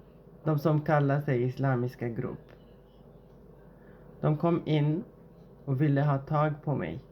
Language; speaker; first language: Swedish; non-native, fluent; Arabic